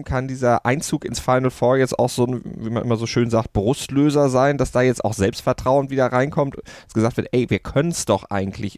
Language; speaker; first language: German; native; German